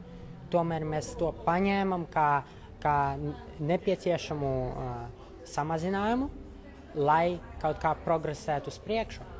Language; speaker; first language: Latvian; non-native, local second language; Russian